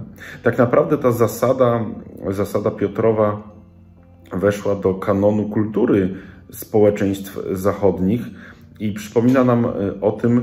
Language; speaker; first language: Polish; native; Polish